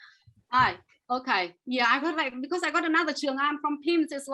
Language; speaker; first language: English; non-native, fluent; Vietnamese